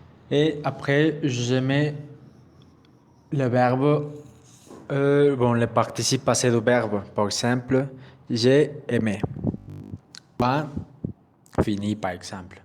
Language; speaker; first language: French; non-native, learner; Spanish